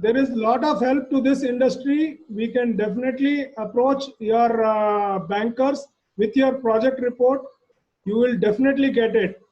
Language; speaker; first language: English; non-native, local second language; Kannada